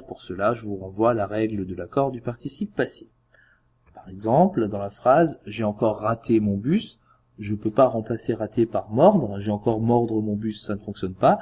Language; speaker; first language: French; native; French